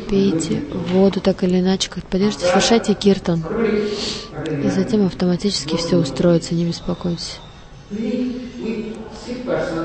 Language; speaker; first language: Russian; non-native, learner; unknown